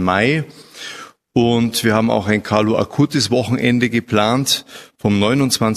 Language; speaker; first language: German; native; German